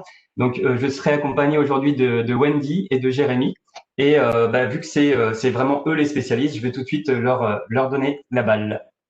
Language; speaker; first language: French; native; French